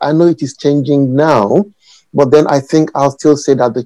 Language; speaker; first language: English; non-native, local second language; Yoruba